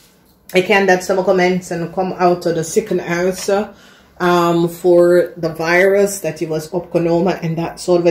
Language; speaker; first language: Dutch; non-native, learner; English